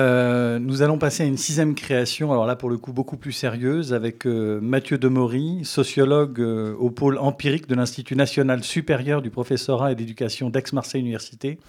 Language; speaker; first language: French; native; French